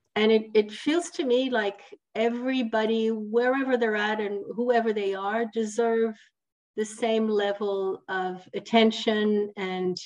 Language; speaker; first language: English; non-native, fluent; Italian